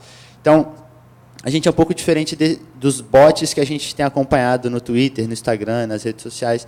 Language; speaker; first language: Portuguese; native; Portuguese